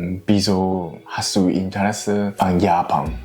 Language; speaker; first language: German; non-native, learner; Japanese